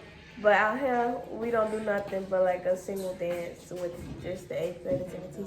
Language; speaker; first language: English; native; English